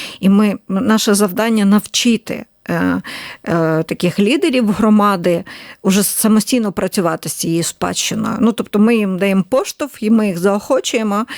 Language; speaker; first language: Ukrainian; native; Ukrainian